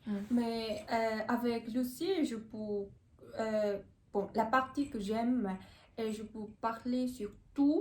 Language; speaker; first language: French; non-native, learner; Korean